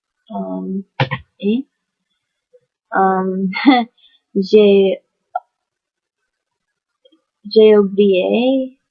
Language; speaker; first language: French; non-native, learner; English